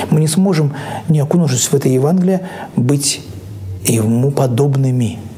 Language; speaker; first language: Russian; native; Russian